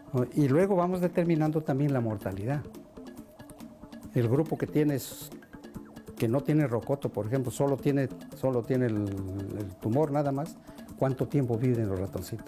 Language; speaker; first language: Spanish; native; Spanish